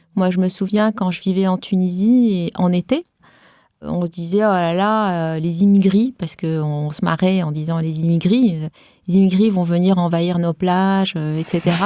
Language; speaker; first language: French; non-native, local second language; Arabic